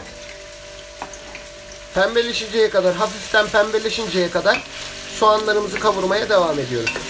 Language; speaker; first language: Turkish; native; Turkish